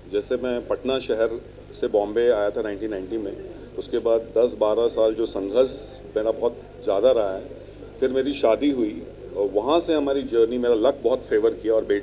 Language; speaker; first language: Hindi; native; Hindi